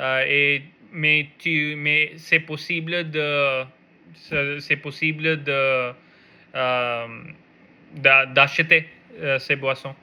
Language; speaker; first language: French; non-native, learner; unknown